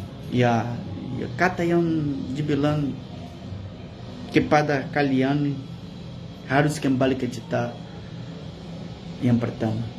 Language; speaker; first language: Indonesian; non-native, fluent; Portuguese